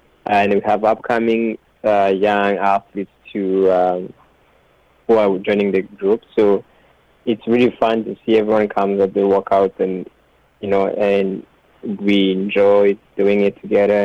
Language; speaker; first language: English; non-native, local second language; Kinyarwanda